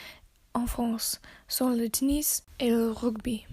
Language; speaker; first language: French; non-native, learner; English